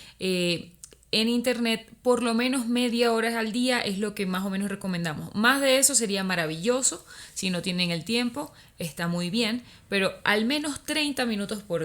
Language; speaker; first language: Spanish; native; Spanish